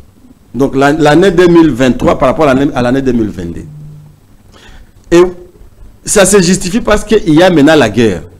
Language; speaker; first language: French; non-native, local second language; Swahili